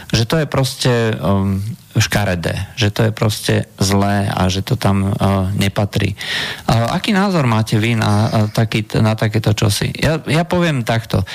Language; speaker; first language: Slovak; native; Slovak